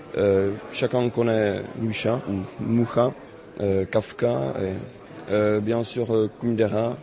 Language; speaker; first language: French; non-native, fluent; Czech